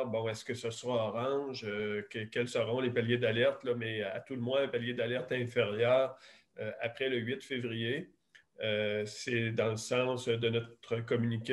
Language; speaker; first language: French; native; French